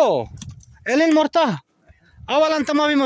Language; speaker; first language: Arabic; non-native, learner; Saraiki